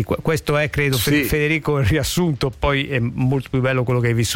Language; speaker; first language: Italian; native; Italian